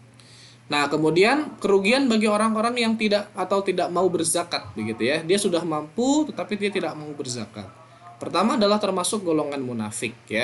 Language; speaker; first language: Indonesian; native; Indonesian